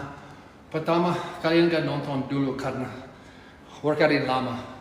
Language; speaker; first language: Indonesian; non-native, fluent; English